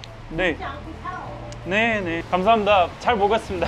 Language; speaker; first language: Korean; non-native, fluent; Russian